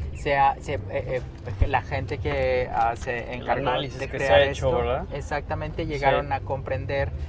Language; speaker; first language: Spanish; native; Spanish